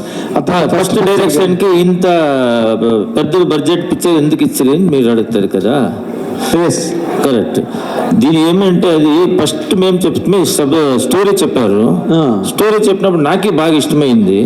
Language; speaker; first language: Telugu; non-native, learner; Kannada